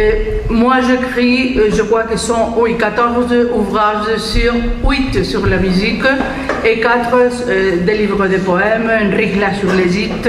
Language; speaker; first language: French; non-native, fluent; Spanish